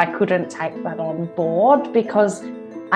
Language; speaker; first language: English; native; English